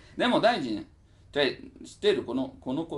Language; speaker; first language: Japanese; non-native, learner; Italian